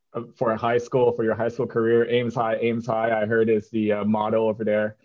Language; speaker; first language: English; native; English